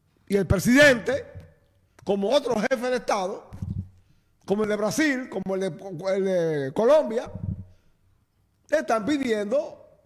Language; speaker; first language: Spanish; native; Spanish